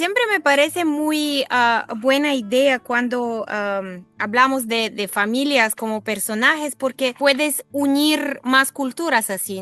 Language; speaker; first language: Spanish; non-native, fluent; Bulgarian